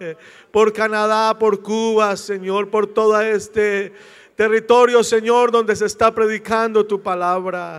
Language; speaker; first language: Spanish; native; Spanish